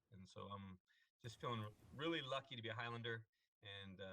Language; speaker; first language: English; native; English